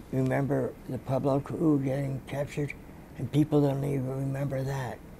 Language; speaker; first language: English; native; English